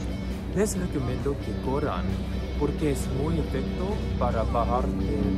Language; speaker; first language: Spanish; non-native, learner; English